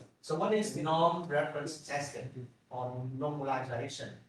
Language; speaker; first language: English; non-native, fluent; Vietnamese